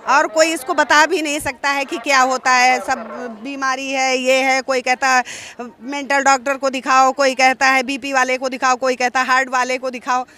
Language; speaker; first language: Hindi; native; Hindi